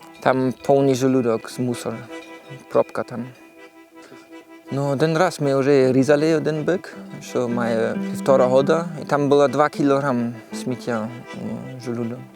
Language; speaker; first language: Ukrainian; non-native, learner; German